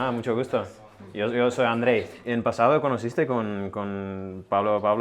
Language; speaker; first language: Spanish; non-native, learner; Estonian